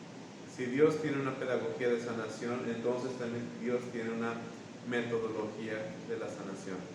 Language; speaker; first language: Spanish; native; Spanish